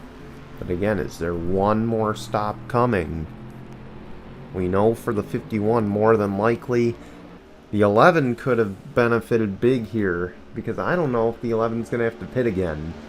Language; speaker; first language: English; native; English